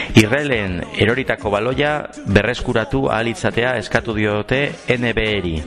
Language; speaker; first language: Basque; non-native, local second language; Spanish